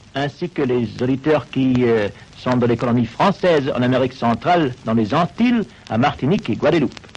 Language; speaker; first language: French; non-native, fluent; Dutch